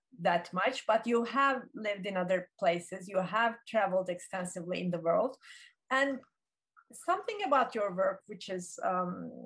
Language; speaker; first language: English; non-native, fluent; Turkish